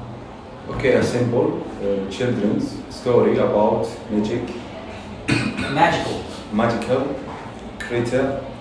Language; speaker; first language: English; non-native, learner; Arabic